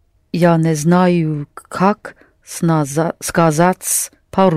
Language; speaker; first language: Russian; non-native, learner; English